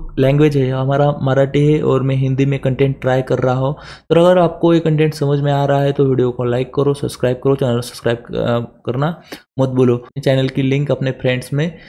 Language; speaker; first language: Hindi; non-native, local second language; Marathi